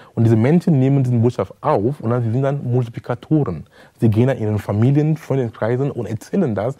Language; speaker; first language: German; non-native, fluent; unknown